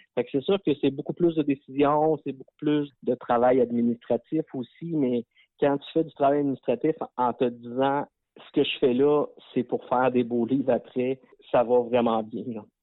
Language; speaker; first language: French; native; French